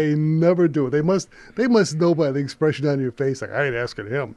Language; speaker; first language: English; native; English